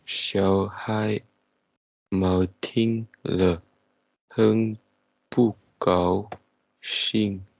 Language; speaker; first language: Chinese; non-native, learner; Tibetan